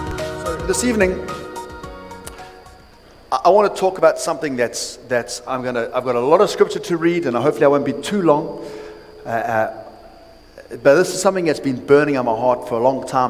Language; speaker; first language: English; native; English